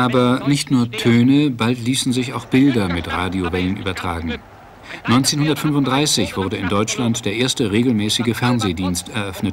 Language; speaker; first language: German; native; German